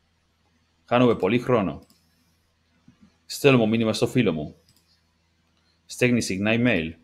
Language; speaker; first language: Greek; non-native, learner; English